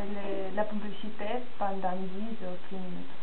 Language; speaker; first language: French; non-native, fluent; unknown